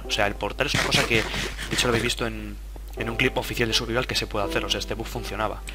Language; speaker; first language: Spanish; native; Spanish